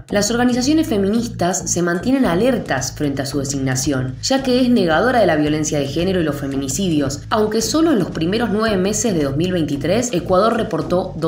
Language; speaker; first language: Spanish; native; Spanish